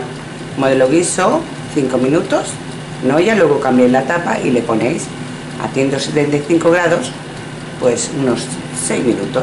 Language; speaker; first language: Spanish; native; Spanish